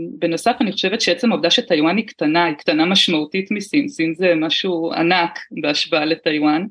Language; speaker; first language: Hebrew; native; Hebrew